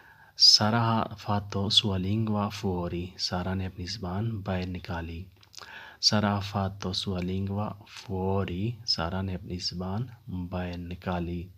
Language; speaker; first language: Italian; non-native, learner; Urdu